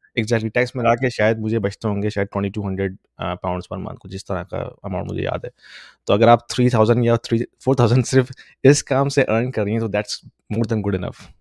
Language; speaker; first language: Urdu; native; Urdu